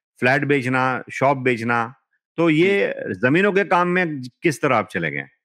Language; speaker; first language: Hindi; non-native, local second language; Marathi